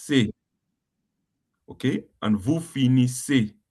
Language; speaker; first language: French; non-native, learner; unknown